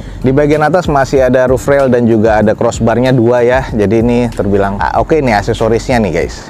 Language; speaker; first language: Indonesian; native; Indonesian